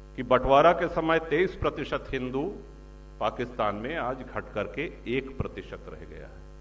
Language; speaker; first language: Hindi; native; Hindi